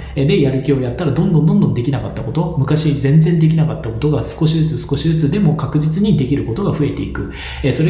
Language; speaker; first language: Japanese; native; Japanese